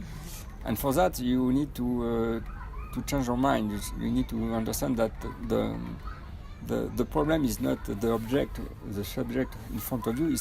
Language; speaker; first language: English; non-native, fluent; French